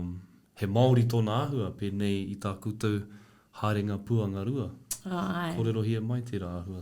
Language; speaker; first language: Māori; non-native, learner; English